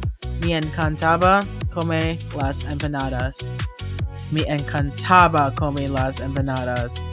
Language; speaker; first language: Spanish; non-native, learner; English